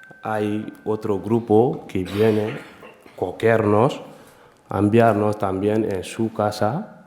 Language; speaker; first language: Spanish; non-native, learner; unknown